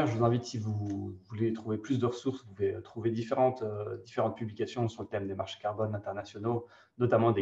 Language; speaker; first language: French; native; French